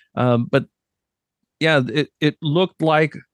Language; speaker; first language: English; native; English